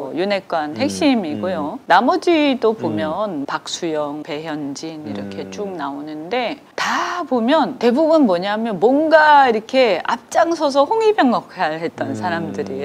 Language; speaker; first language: Korean; native; Korean